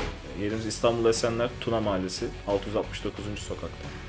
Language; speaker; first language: Turkish; native; Turkish